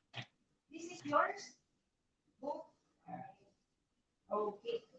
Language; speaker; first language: English; non-native, learner; French